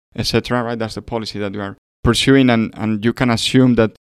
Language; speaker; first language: English; non-native, fluent; Spanish